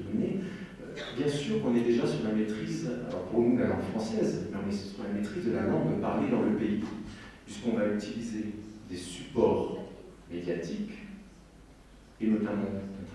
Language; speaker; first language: French; native; French